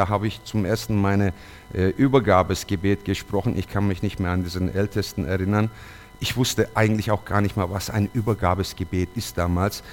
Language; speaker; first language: German; early bilingual, other home language; Turkish